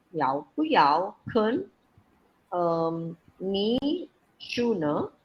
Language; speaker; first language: Chinese; non-native, learner; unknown